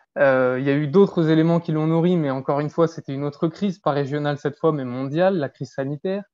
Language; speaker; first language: French; native; French